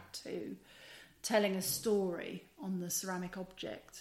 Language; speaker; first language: English; native; English